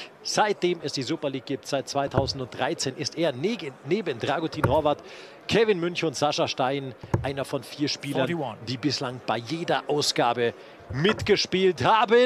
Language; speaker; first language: German; native; German